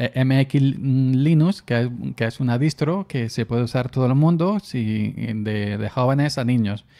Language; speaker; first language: Spanish; native; Spanish